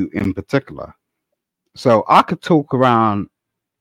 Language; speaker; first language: English; native; English